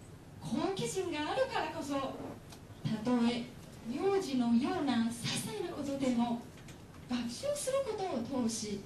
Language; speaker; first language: Japanese; non-native, fluent; Chinese